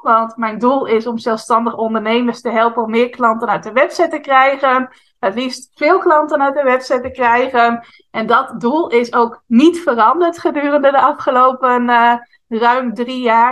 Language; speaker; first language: Dutch; native; Dutch